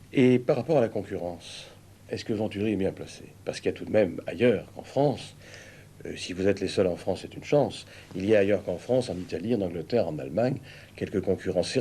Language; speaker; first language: French; native; French